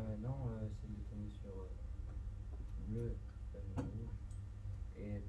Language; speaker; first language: French; native; French